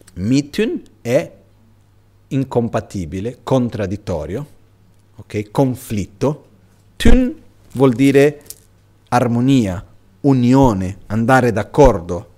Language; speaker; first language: Italian; non-native, fluent; Portuguese